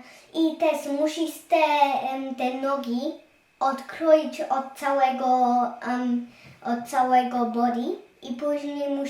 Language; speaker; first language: Polish; early bilingual, heritage; Polish